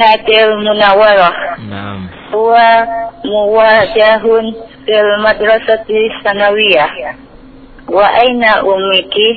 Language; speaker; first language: Arabic; non-native, learner; Indonesian